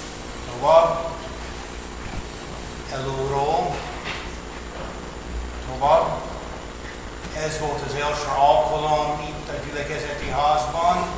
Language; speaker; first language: Hungarian; non-native, fluent; English